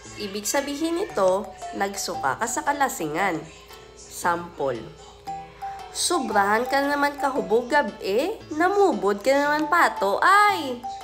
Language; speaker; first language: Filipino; non-native, local second language; Hiligaynon